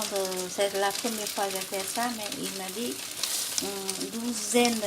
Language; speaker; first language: French; non-native, fluent; Vietnamese